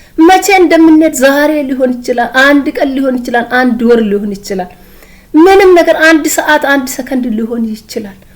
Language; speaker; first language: Amharic; non-native, local second language; Oromo